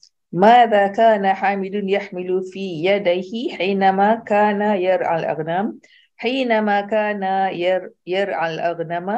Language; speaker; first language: Arabic; non-native, learner; Indonesian